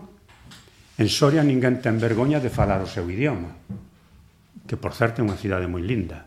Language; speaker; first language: Galician; non-native, local second language; Spanish